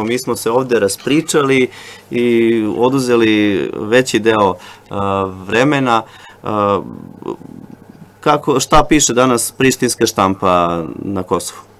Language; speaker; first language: Serbian; native; Serbian